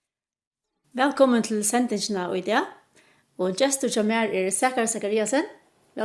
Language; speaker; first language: Danish; non-native, local second language; Faroese